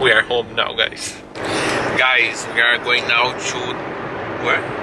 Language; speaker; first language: English; non-native, learner; Portuguese